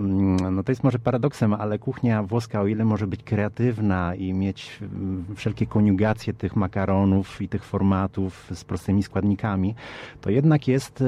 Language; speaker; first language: Polish; early bilingual, heritage; Polish